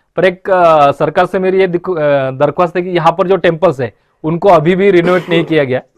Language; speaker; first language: Hindi; non-native, local second language; Marathi